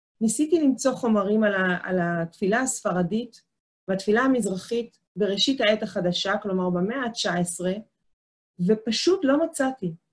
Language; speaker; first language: Hebrew; native; Hebrew